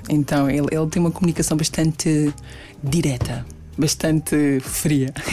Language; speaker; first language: Portuguese; early bilingual, other home language; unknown